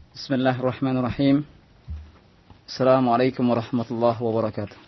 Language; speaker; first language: Arabic; non-native, fluent; Indonesian